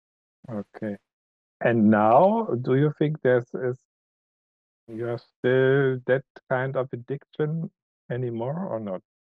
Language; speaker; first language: English; non-native, fluent; German